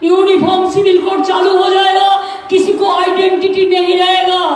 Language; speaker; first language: Hindi; non-native, local second language; Bangla